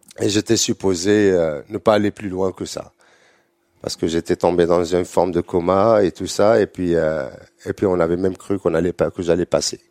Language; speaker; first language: French; non-native, local second language; Arabic